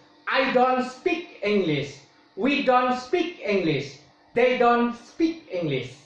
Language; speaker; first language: English; non-native, fluent; Indonesian